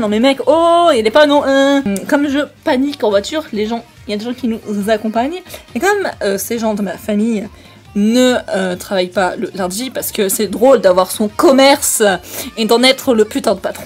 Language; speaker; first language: French; native; French